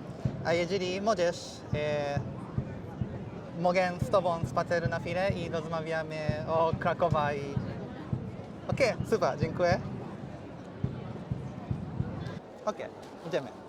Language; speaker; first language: Polish; non-native, learner; Japanese